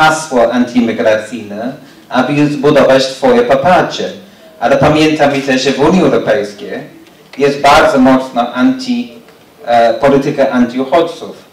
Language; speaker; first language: Polish; non-native, learner; English